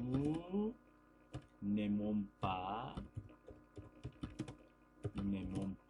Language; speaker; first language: French; non-native, fluent; Turkish